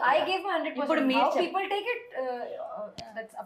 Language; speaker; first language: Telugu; non-native, learner; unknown